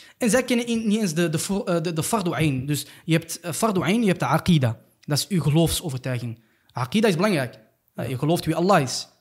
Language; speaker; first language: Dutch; early bilingual, other home language; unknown